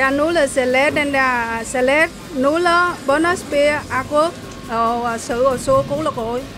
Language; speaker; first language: Danish; non-native, learner; Vietnamese